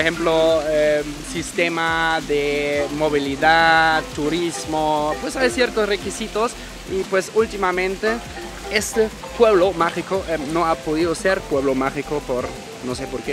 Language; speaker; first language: Spanish; non-native, fluent; German